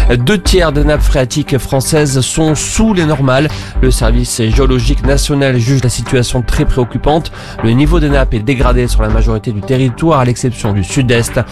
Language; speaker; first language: French; native; French